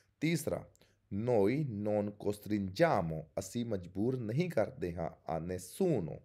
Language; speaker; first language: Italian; non-native, fluent; Punjabi